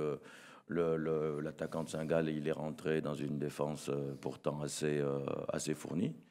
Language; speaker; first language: French; native; French